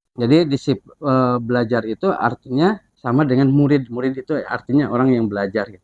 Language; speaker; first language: Indonesian; non-native, local second language; Sundanese